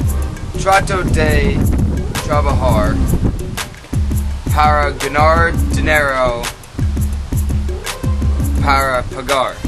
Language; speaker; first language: Spanish; non-native, learner; English